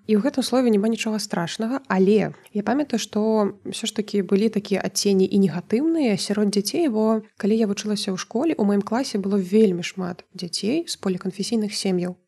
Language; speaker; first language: Belarusian; native; Belarusian